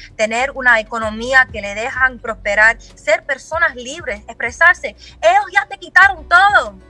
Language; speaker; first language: Spanish; early bilingual, heritage; Spanish